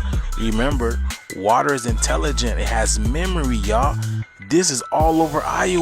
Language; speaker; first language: English; native; English